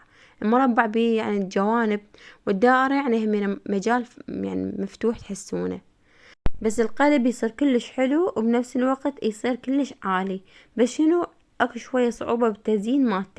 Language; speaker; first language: Arabic; native; Arabic